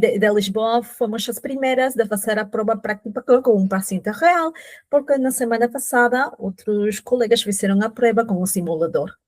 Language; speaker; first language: Portuguese; non-native, fluent; Spanish